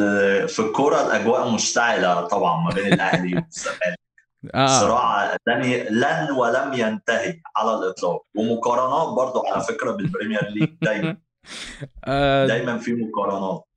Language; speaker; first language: Arabic; native; Arabic